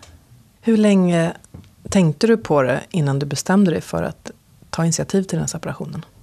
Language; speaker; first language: Swedish; native; Swedish